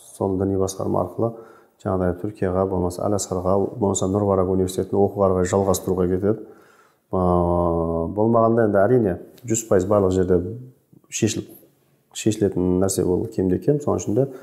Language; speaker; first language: Kazakh; native; Kazakh